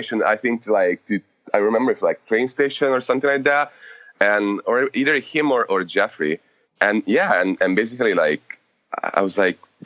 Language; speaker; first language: English; non-native, fluent; Italian